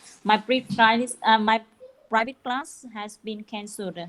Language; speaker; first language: English; non-native, learner; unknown